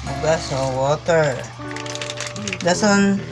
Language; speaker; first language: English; non-native, local second language; Hiligaynon